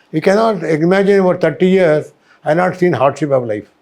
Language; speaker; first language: English; non-native, local second language; Tamil